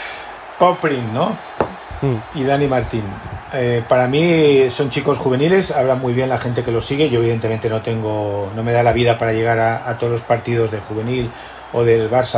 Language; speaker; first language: Spanish; native; Spanish